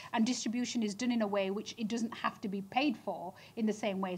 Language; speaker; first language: English; native; English